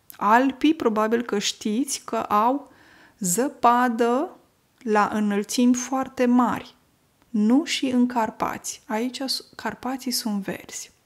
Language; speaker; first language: Romanian; native; Romanian